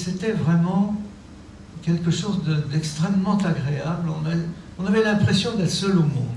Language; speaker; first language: French; native; French